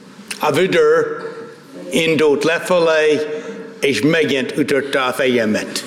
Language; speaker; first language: Hungarian; non-native, fluent; English